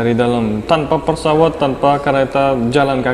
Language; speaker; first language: Indonesian; non-native, fluent; Turkmen